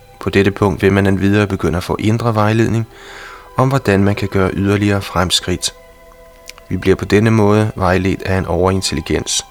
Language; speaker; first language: Danish; native; Danish